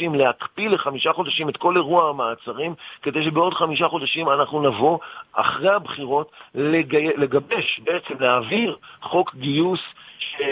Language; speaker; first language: Hebrew; native; Hebrew